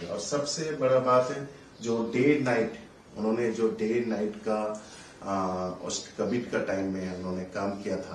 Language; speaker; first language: Hindi; non-native, local second language; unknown